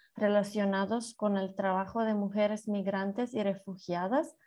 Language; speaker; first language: Spanish; non-native, fluent; Macedonian